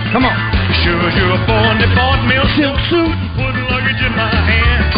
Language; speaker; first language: English; native; English